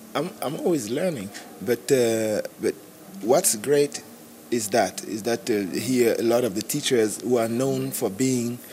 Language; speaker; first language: English; non-native, local second language; French